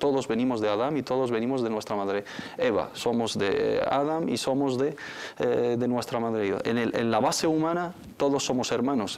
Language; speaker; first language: Spanish; native; Spanish